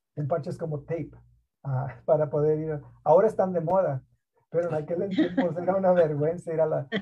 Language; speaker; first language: Spanish; native; Spanish